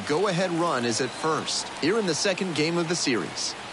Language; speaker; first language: English; native; English